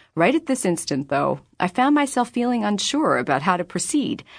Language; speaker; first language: English; native; English